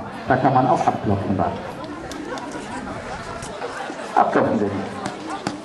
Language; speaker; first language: German; native; German